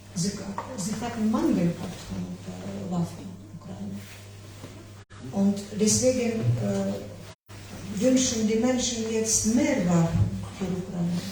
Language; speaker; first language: German; non-native, learner; Ukrainian